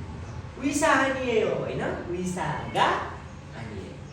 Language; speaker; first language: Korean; non-native, learner; Nepali